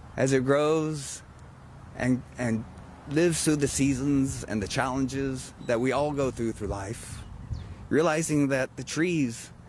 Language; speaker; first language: English; native; English